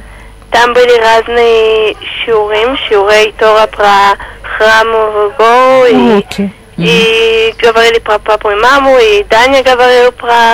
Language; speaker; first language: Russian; early bilingual, heritage; Hebrew